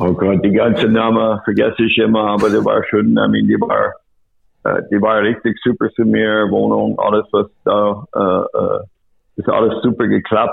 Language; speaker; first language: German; non-native, learner; English